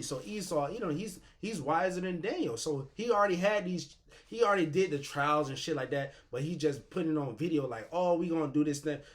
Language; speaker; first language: English; native; English